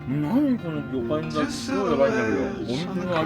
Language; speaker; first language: Japanese; native; Japanese